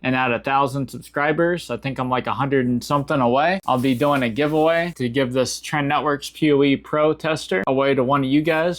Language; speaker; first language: English; native; English